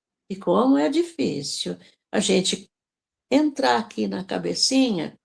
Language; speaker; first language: Portuguese; native; Portuguese